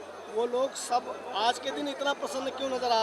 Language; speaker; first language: Hindi; native; Hindi